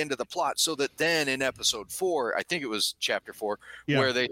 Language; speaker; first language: English; native; English